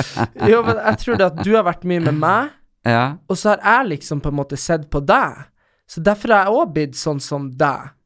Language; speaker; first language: Norwegian; native; Norwegian